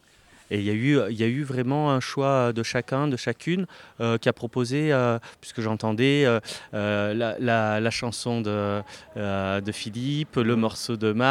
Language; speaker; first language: French; native; French